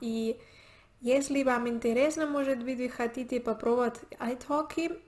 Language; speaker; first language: Russian; non-native, learner; Spanish